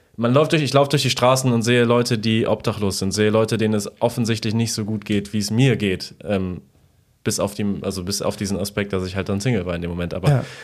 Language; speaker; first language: German; early bilingual, other home language; Polish